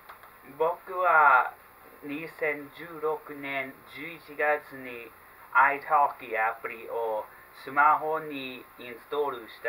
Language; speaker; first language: Japanese; non-native, learner; English